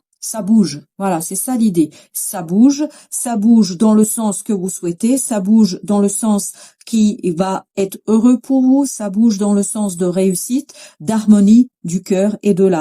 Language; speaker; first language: French; native; French